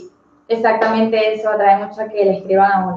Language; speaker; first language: Spanish; native; Spanish